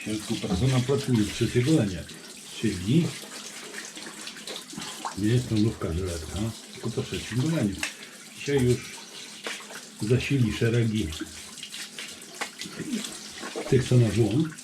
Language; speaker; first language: Polish; native; Polish